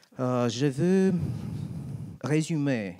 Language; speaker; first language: French; non-native, learner; Romanian